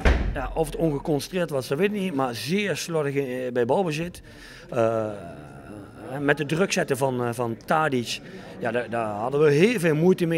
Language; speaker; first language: Dutch; native; Dutch